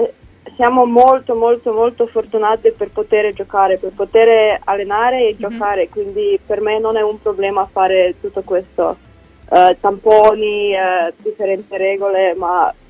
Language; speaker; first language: Italian; non-native, learner; Slovenian